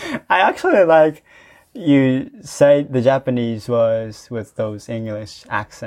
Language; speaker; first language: English; non-native, fluent; Japanese